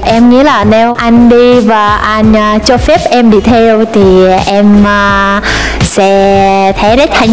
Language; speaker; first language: Vietnamese; non-native, fluent; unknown